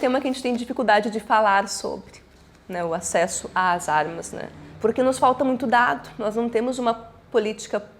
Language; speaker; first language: Portuguese; native; Portuguese